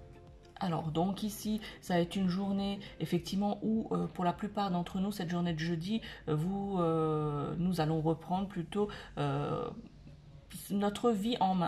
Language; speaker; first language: French; native; French